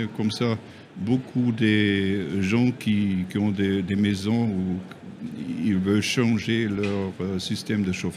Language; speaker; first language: French; non-native, learner; German